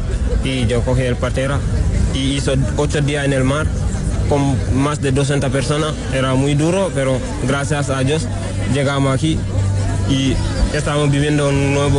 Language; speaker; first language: Spanish; non-native, learner; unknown